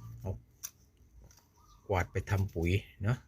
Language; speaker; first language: Thai; native; Thai